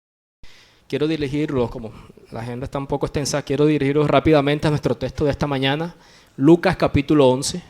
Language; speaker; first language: Spanish; native; Spanish